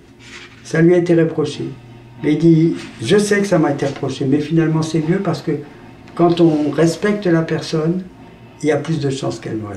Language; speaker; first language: French; native; French